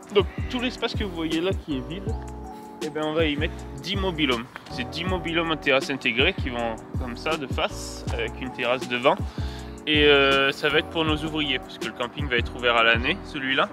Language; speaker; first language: French; native; French